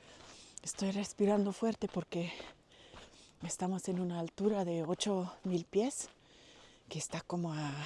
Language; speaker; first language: Spanish; non-native, fluent; English